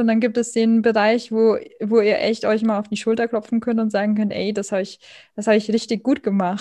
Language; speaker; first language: German; native; German